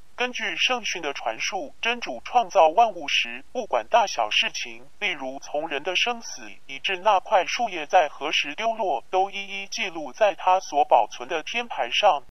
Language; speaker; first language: Chinese; non-native, local second language; Cantonese